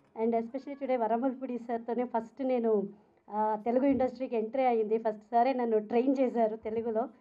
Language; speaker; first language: Telugu; non-native, learner; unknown